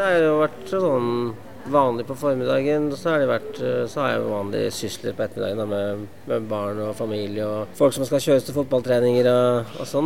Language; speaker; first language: Norwegian; native; Norwegian